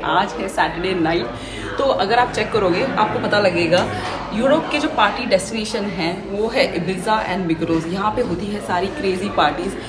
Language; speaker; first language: Hindi; native; Hindi